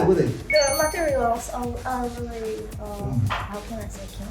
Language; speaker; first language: English; non-native, fluent; Czech